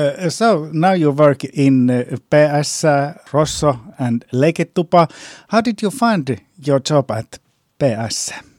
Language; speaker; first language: English; non-native, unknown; Finnish